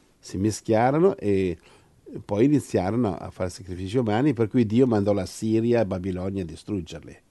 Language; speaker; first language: Italian; native; Italian